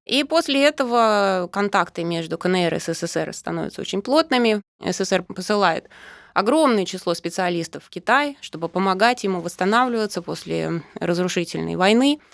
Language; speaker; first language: Russian; native; Russian